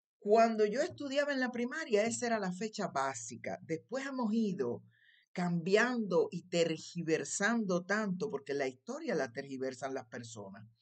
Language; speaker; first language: Spanish; native; Spanish